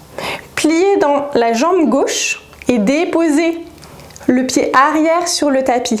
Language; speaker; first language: French; native; French